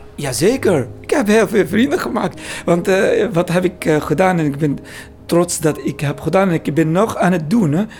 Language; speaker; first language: Dutch; non-native, learner; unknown